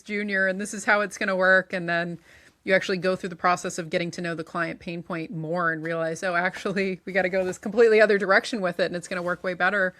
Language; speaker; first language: English; native; English